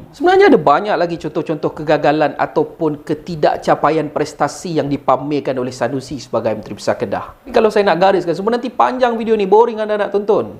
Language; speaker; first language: Malay; native; Malay